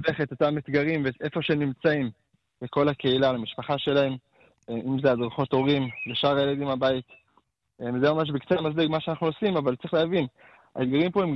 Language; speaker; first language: Hebrew; native; Hebrew